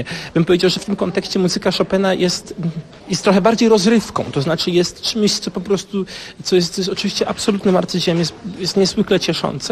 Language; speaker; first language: Polish; native; Polish